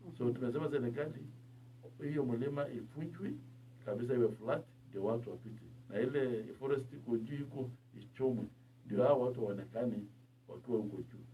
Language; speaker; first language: Swahili; non-native, local second language; Turkmen